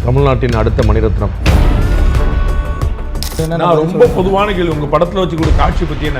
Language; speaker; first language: Tamil; native; Tamil